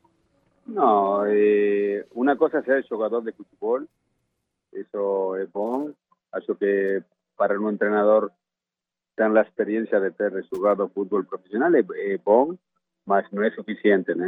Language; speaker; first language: Portuguese; non-native, fluent; Spanish